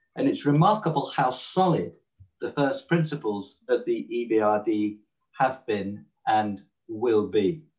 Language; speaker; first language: English; native; English